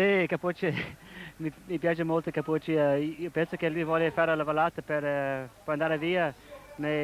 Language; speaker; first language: Italian; non-native, learner; English